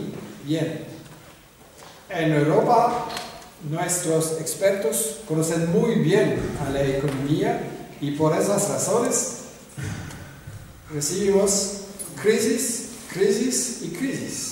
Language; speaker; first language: Spanish; non-native, fluent; French